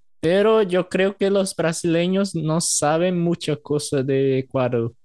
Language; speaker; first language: Spanish; non-native, learner; Portuguese